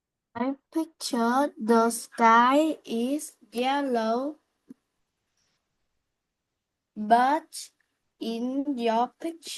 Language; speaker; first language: English; non-native, learner; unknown